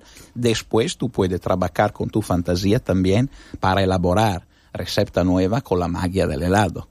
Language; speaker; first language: Spanish; non-native, fluent; Italian